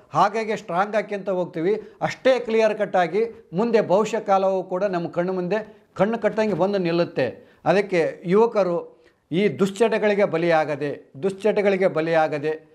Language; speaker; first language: Kannada; non-native, local second language; Telugu